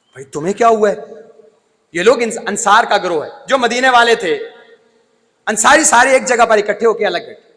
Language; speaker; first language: Urdu; non-native, local second language; Punjabi